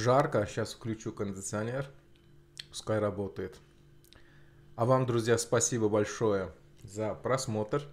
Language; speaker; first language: Russian; non-native, local second language; Azerbaijani